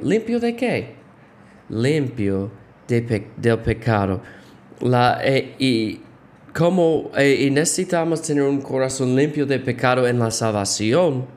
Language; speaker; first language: Spanish; non-native, fluent; English